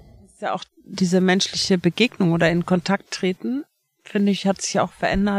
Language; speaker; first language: German; native; German